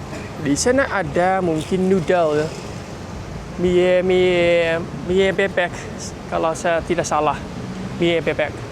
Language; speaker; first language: Indonesian; non-native, fluent; Vietnamese